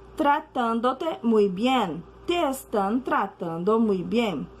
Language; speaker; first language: Spanish; non-native, fluent; Portuguese